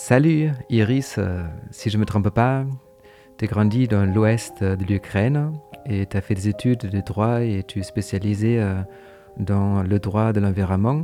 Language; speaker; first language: French; native; French